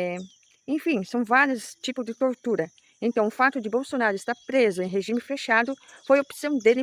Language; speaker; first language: Portuguese; native; Portuguese